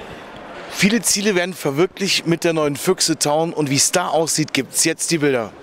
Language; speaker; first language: German; native; German